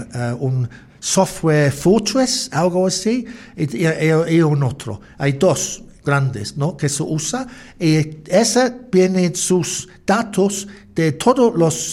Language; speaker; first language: Spanish; non-native, learner; English